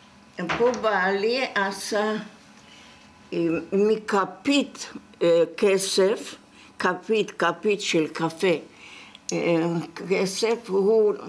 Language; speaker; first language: Hebrew; non-native, fluent; Czech